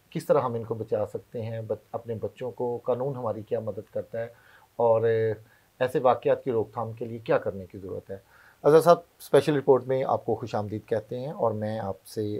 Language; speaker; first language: Urdu; non-native, local second language; Punjabi